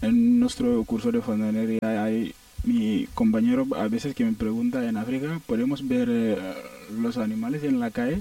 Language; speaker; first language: Spanish; non-native, learner; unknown